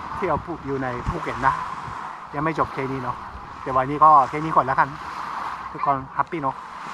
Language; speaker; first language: Thai; native; Thai